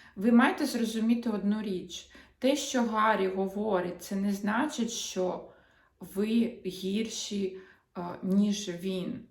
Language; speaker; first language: Ukrainian; non-native, local second language; Russian